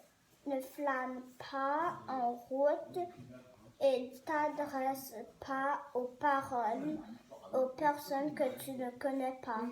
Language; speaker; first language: French; non-native, learner; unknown